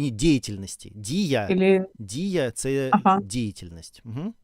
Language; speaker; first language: Ukrainian; non-native, learner; Russian